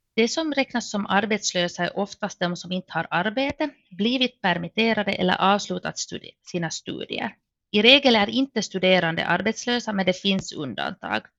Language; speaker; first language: Swedish; native; Swedish